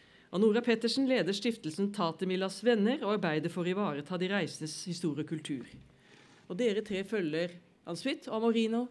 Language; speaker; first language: Norwegian; native; Norwegian